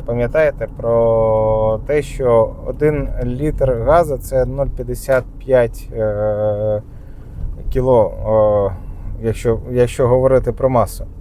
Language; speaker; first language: Ukrainian; non-native, local second language; Russian